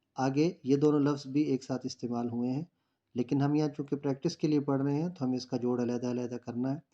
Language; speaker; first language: Urdu; native; Urdu